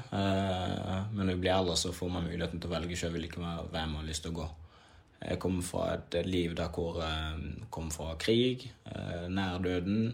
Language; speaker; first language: Norwegian; early bilingual, other home language; Swahili